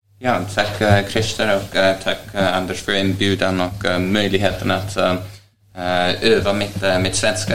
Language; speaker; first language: Swedish; non-native, fluent; Estonian